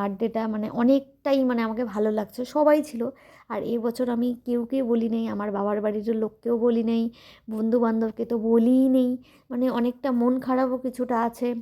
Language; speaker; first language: Bangla; native; Bangla